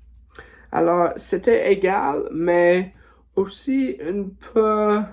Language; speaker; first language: French; non-native, learner; English